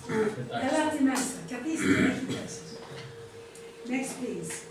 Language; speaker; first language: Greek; non-native, learner; English